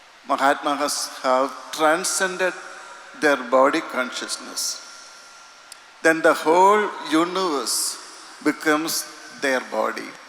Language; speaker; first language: English; non-native, local second language; Malayalam